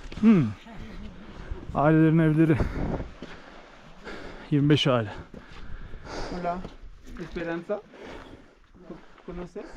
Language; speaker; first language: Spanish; non-native, learner; Turkish